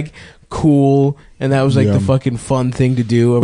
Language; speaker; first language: English; native; English